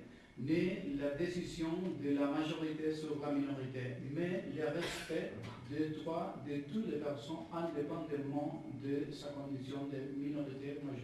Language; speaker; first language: French; non-native, fluent; Catalan